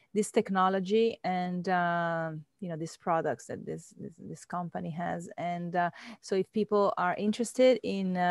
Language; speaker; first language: English; non-native, fluent; Italian